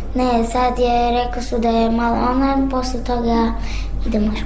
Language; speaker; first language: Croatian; non-native, learner; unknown